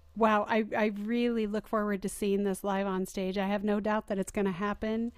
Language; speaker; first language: English; native; English